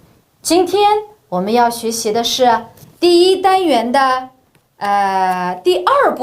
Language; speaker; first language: Chinese; non-native, local second language; Uyghur